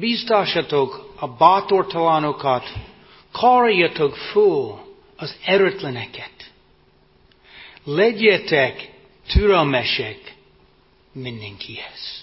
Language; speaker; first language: Hungarian; non-native, fluent; English